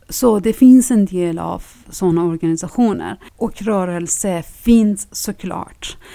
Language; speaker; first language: Swedish; non-native, fluent; Persian